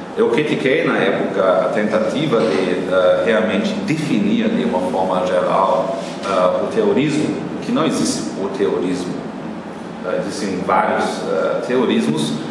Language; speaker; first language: Portuguese; non-native, fluent; German